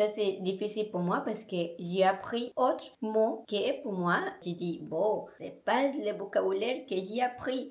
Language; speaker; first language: French; non-native, learner; Spanish